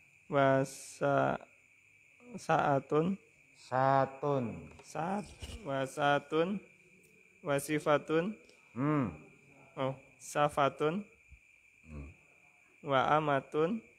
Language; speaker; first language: Arabic; non-native, learner; Indonesian